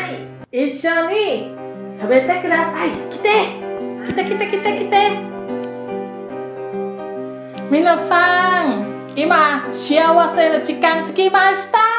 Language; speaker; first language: Japanese; non-native, learner; Thai